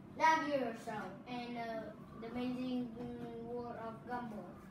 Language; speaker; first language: English; non-native, learner; Vietnamese